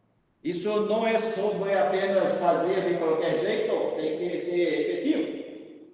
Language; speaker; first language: Portuguese; non-native, fluent; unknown